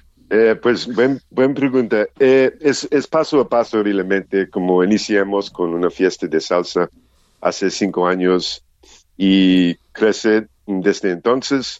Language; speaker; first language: Spanish; non-native, learner; English